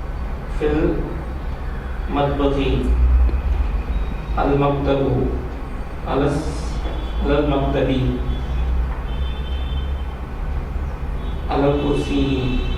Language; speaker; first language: Arabic; non-native, learner; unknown